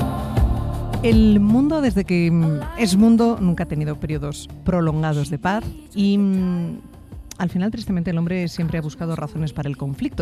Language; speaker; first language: Spanish; native; Spanish